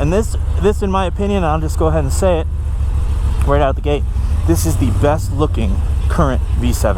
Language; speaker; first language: English; native; English